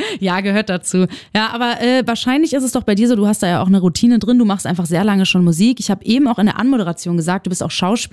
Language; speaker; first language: German; native; German